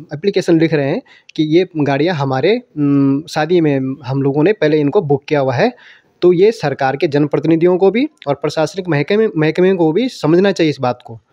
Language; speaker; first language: Hindi; non-native, local second language; Garhwali